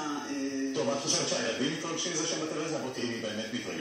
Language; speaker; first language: Hebrew; native; Hebrew